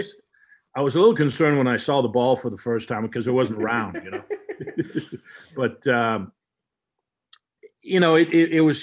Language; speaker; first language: English; non-native, fluent; Danish